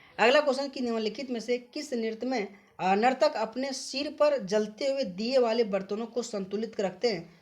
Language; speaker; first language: Hindi; native; Hindi